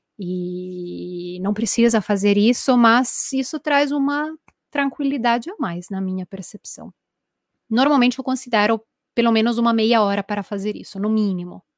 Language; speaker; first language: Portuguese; non-native, fluent; Italian